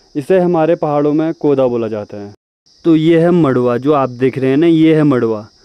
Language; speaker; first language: Hindi; native; Hindi